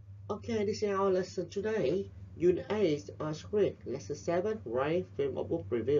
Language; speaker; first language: English; non-native, fluent; Vietnamese